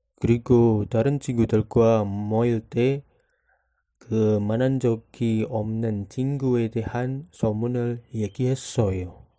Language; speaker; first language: Korean; non-native, learner; Indonesian